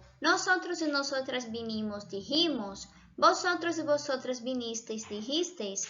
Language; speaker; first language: Spanish; non-native, fluent; Portuguese